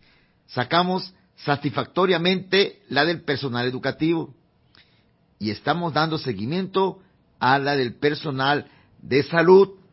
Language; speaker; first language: Spanish; native; Spanish